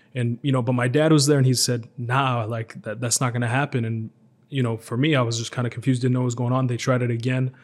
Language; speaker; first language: English; native; English